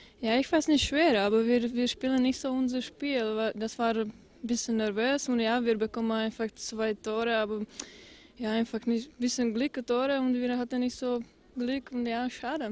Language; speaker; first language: German; non-native, learner; Czech